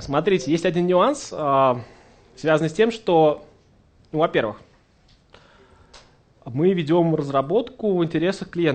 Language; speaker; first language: Russian; native; Russian